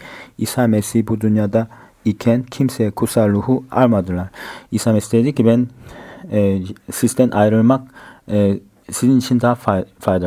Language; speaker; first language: Turkish; non-native, fluent; Korean